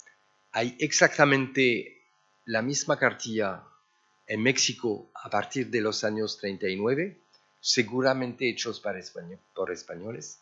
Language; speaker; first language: Spanish; early bilingual, heritage; French